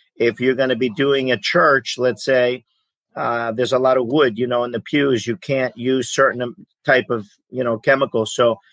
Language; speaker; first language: English; early bilingual, other home language; Greek